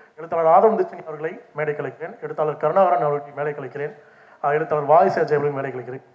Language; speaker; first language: Tamil; native; Tamil